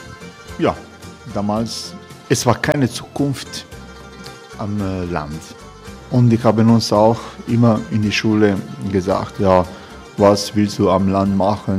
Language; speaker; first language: German; non-native, fluent; Croatian